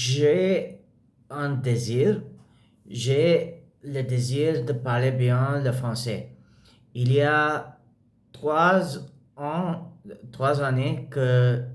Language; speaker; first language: French; non-native, learner; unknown